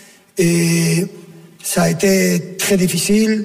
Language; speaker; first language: French; non-native, fluent; Spanish